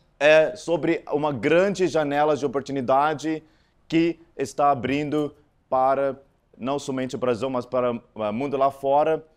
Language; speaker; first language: Portuguese; non-native, fluent; Afrikaans